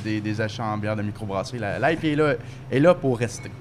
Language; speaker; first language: French; native; French